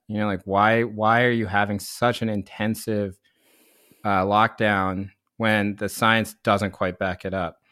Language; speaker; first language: English; early bilingual, other home language; Korean